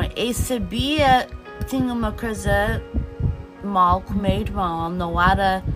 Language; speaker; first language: Portuguese; early bilingual, heritage; Portuguese